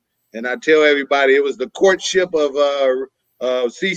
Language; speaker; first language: English; native; English